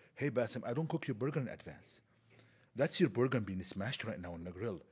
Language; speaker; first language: English; non-native, fluent; Arabic